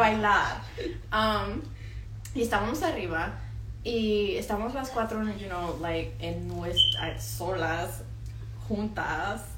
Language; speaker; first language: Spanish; early bilingual, heritage; Spanish